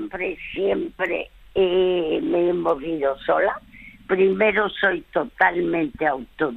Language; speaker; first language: Spanish; early bilingual, other home language; French